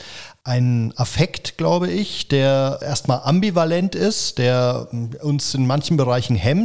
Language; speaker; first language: German; native; German